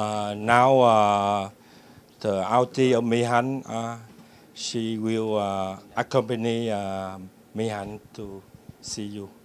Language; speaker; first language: English; non-native, learner; Vietnamese